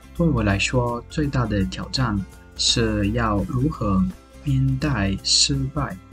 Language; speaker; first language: Chinese; non-native, fluent; Italian